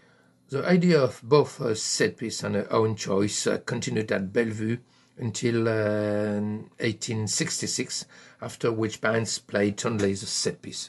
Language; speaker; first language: English; non-native, fluent; French